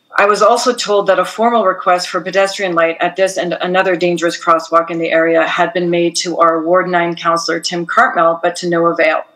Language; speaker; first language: English; native; English